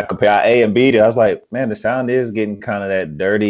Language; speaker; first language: English; native; English